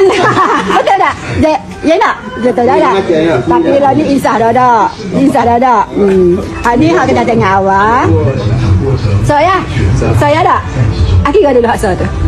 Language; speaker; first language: Malay; native; Malay